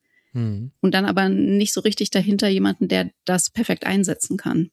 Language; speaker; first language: German; native; German